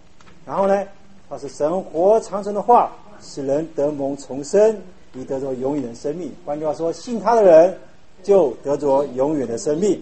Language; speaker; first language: Chinese; native; Chinese